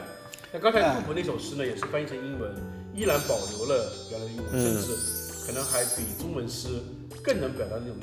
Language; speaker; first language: Chinese; native; Chinese